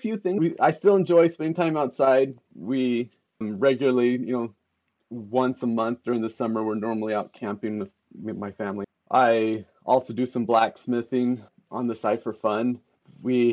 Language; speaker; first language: English; native; English